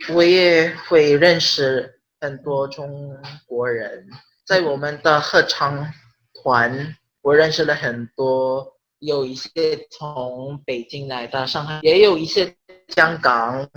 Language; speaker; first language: Chinese; non-native, learner; Filipino